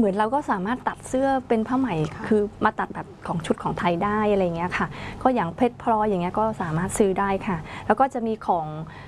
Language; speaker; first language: Thai; non-native, fluent; Khmer